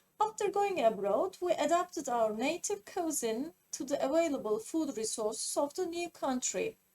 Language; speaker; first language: English; non-native, fluent; Turkish